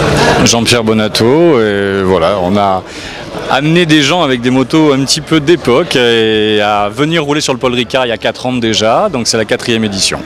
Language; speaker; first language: French; native; French